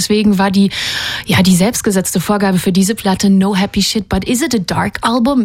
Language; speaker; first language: German; native; German